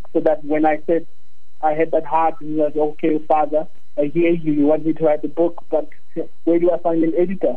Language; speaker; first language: English; non-native, local second language; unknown